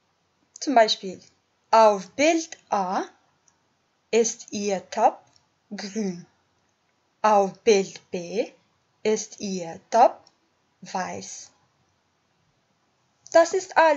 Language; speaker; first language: German; non-native, fluent; Albanian